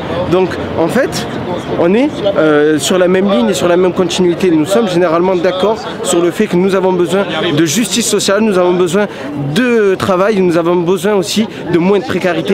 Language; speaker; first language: French; native; French